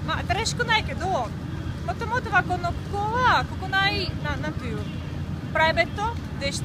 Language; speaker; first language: Japanese; non-native, fluent; Russian